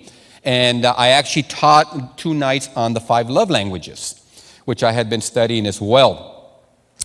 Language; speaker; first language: English; non-native, fluent; Spanish